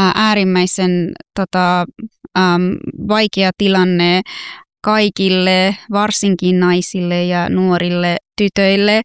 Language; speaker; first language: Finnish; non-native, fluent; Persian